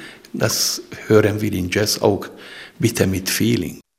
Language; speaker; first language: German; non-native, fluent; Hungarian